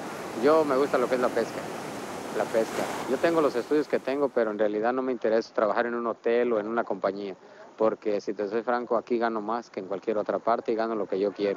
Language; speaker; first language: Spanish; native; Spanish